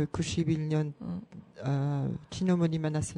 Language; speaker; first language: Korean; non-native, learner; French